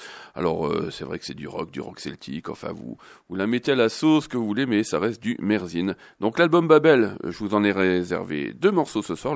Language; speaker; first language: French; native; French